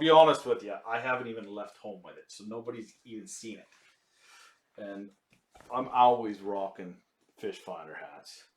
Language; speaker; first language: English; native; English